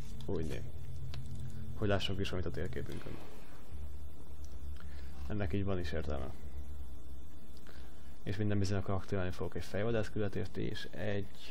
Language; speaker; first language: Hungarian; native; Hungarian